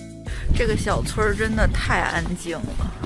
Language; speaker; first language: Chinese; native; Chinese